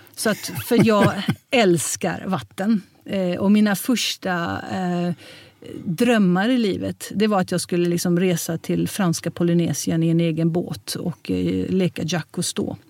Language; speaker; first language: Swedish; early bilingual, heritage; Swedish